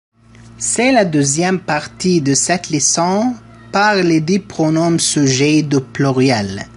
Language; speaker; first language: French; non-native, fluent; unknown